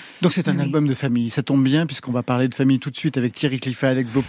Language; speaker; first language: French; native; French